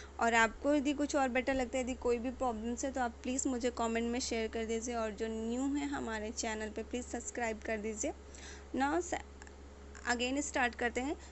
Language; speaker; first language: Hindi; native; Hindi